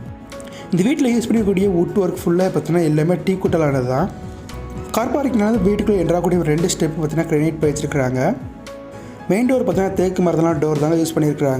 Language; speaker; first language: Tamil; native; Tamil